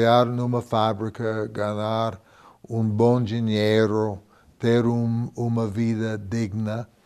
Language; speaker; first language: Portuguese; non-native, fluent; English